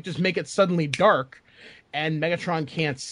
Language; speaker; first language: English; native; English